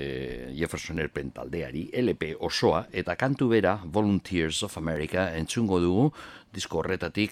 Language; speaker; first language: Basque; native; Basque